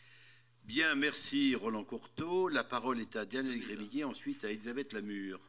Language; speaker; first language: French; native; French